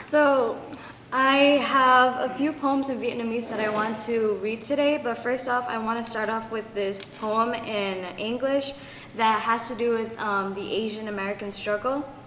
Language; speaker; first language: English; early bilingual, other home language; Vietnamese